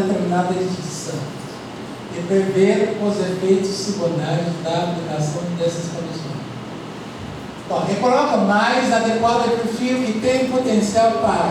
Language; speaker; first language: Portuguese; non-native, fluent; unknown